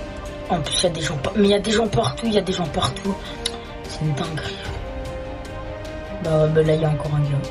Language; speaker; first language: French; native; French